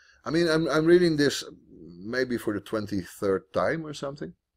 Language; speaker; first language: English; non-native, fluent; Dutch